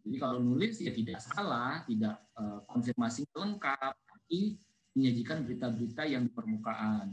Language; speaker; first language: Indonesian; native; Indonesian